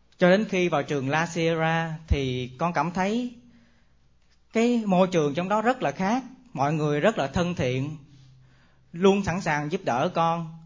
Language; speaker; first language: Vietnamese; native; Vietnamese